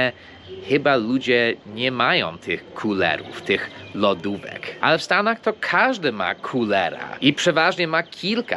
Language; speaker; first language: Polish; early bilingual, heritage; Polish